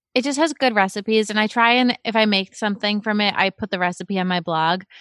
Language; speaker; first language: English; native; English